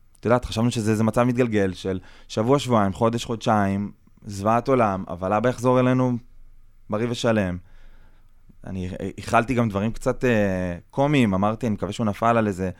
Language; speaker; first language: Hebrew; native; Hebrew